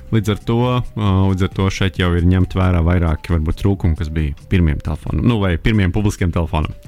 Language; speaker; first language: Latvian; native; Latvian